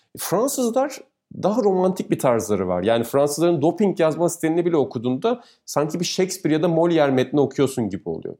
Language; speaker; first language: Turkish; native; Turkish